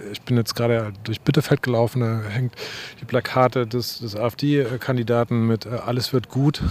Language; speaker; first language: German; native; German